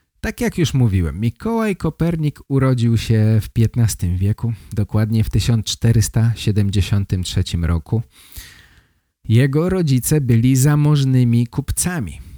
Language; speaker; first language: Polish; native; Polish